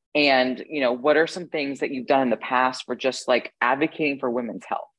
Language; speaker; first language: English; native; English